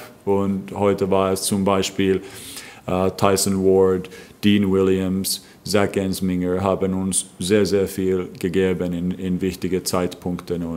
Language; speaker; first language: German; non-native, fluent; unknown